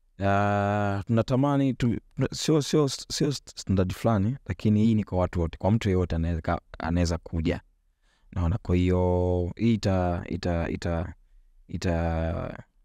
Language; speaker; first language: Swahili; native; Swahili